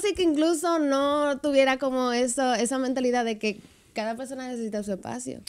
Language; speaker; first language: Spanish; native; Spanish